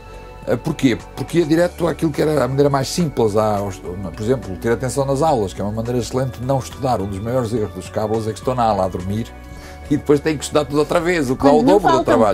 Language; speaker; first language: Portuguese; native; Portuguese